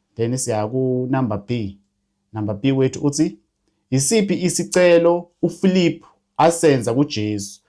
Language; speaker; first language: Zulu; non-native, local second language; Swati